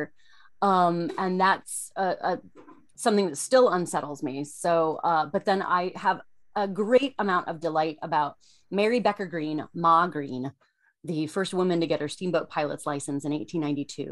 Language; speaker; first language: English; native; English